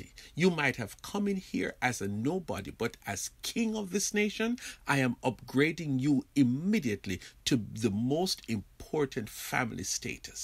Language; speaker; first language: English; native; English